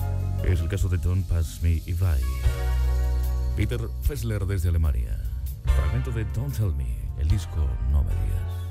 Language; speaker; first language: Spanish; native; Spanish